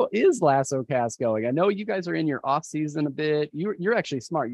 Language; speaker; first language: English; native; English